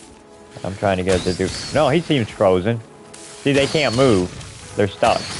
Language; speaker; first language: English; native; English